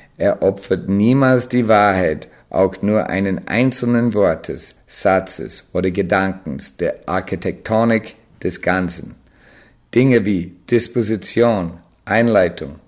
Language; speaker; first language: German; non-native, fluent; English